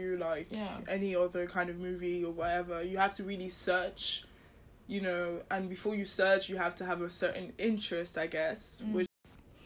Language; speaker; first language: English; non-native, local second language; Yoruba